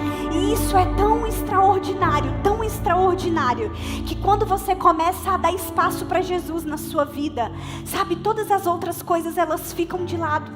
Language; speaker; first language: Portuguese; native; Portuguese